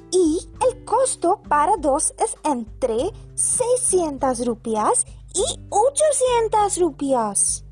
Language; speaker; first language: Spanish; non-native, learner; Hindi